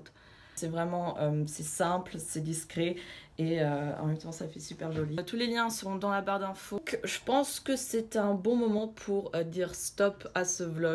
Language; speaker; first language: French; early bilingual, other home language; Russian